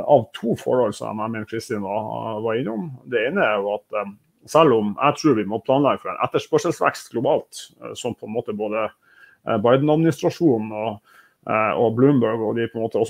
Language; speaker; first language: Norwegian; native; Norwegian